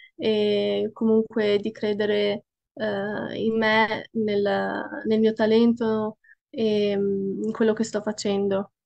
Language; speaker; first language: Italian; native; Italian